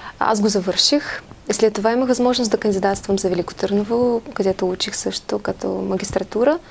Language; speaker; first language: Bulgarian; early bilingual, heritage; Bulgarian